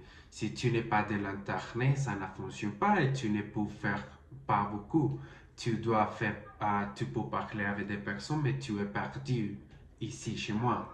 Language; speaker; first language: French; non-native, learner; Spanish